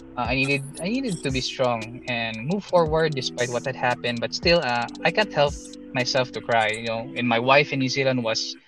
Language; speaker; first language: English; non-native, local second language; Cebuano